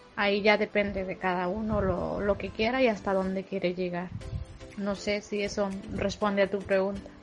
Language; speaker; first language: Spanish; native; Spanish